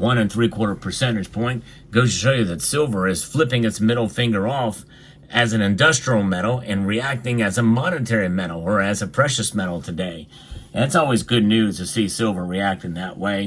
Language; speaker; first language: English; native; English